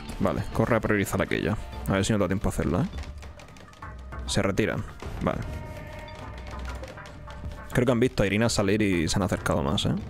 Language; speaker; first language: Spanish; native; Spanish